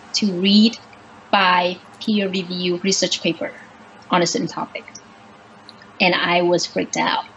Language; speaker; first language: English; non-native, fluent; Vietnamese